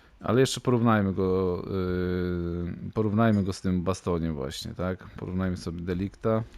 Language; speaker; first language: Polish; native; Polish